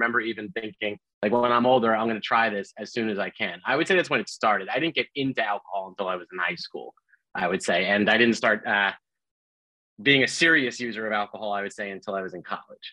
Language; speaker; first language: English; native; English